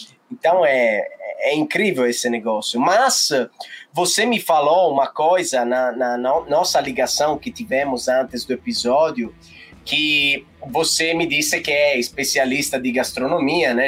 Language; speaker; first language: Portuguese; non-native, fluent; Italian